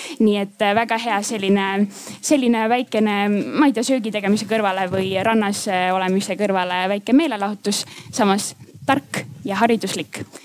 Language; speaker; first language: Estonian; native; Estonian